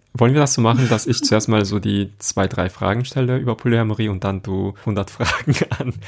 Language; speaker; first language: German; non-native, fluent; Korean